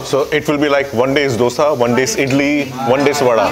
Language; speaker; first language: English; non-native, local second language; Hindi